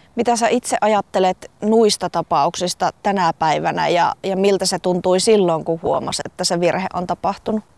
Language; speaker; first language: Finnish; native; Finnish